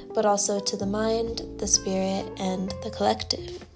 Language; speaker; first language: English; native; English